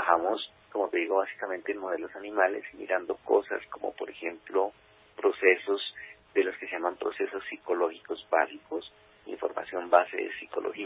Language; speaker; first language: Spanish; native; Spanish